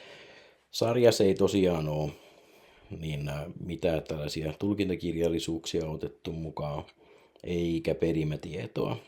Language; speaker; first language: Finnish; native; Finnish